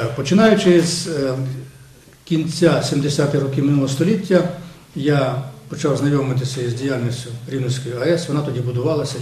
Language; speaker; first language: Ukrainian; native; Ukrainian